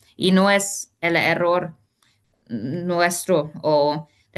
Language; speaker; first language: Spanish; non-native, fluent; Hungarian